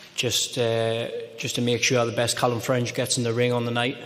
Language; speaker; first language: English; native; English